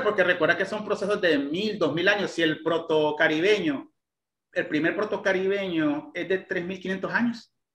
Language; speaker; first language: Spanish; native; Spanish